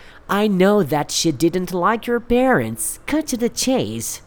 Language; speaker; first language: English; non-native, fluent; Portuguese